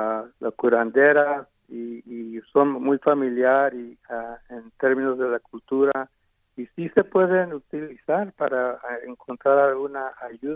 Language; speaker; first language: Spanish; early bilingual, heritage; Spanish